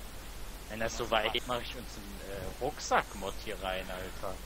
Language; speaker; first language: German; native; German